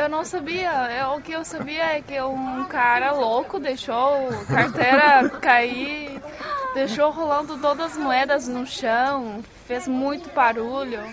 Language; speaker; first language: Portuguese; non-native, fluent; Chinese